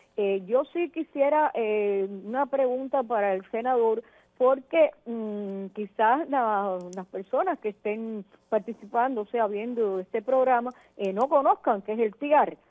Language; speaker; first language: Spanish; native; Spanish